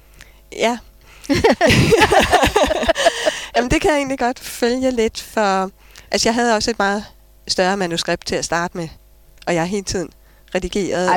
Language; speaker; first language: Danish; native; Danish